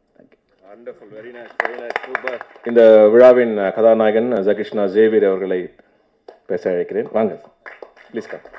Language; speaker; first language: Tamil; native; Tamil